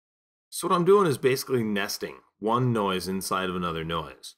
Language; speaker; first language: English; native; English